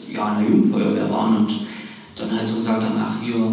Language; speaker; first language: German; native; German